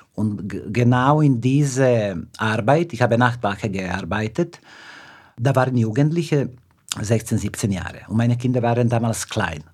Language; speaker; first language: German; non-native, fluent; Serbian